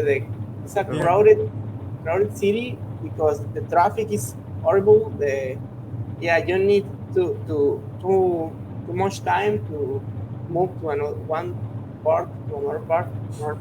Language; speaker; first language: English; non-native, learner; Spanish